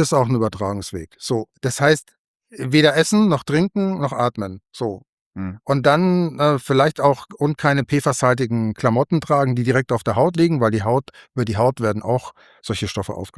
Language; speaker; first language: German; native; German